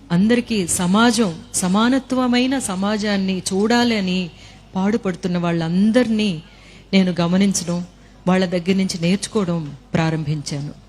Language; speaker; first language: Telugu; native; Telugu